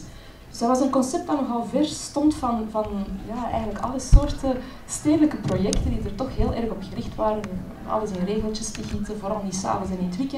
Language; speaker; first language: Dutch; native; Dutch